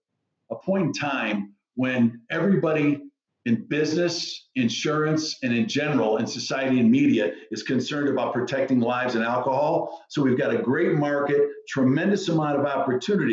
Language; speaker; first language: English; native; English